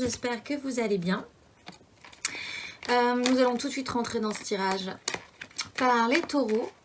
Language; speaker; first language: French; native; French